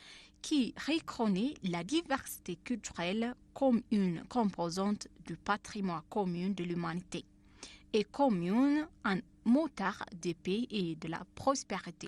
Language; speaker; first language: French; non-native, fluent; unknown